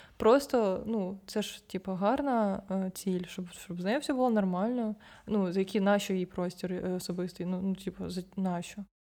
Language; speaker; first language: Ukrainian; non-native, local second language; Russian